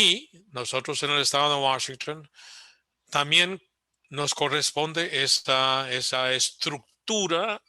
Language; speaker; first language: Spanish; early bilingual, heritage; Spanish